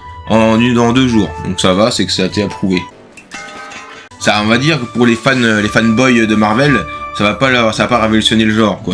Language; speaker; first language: French; native; French